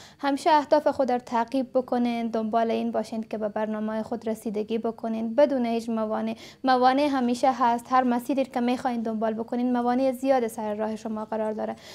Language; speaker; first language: Persian; native; Persian